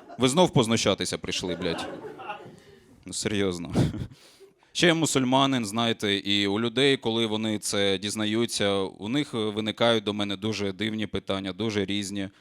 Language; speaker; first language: Ukrainian; non-native, local second language; Russian